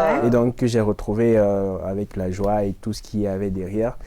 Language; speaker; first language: French; non-native, local second language; Ewe